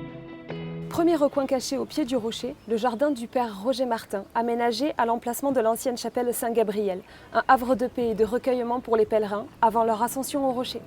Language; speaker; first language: French; native; French